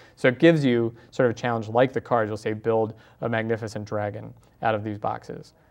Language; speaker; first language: English; native; English